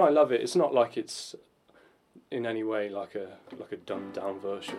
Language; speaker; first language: English; native; English